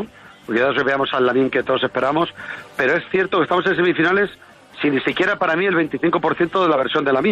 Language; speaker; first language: Spanish; native; Spanish